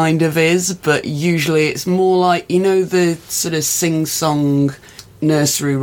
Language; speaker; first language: English; native; English